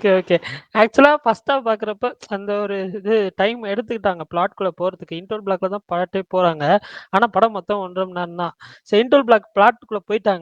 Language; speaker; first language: Tamil; native; Tamil